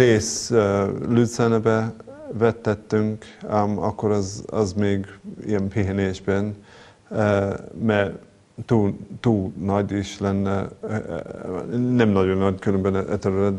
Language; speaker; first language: Hungarian; non-native, fluent; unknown